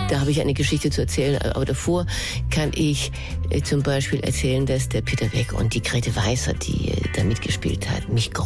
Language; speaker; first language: German; non-native, fluent; Danish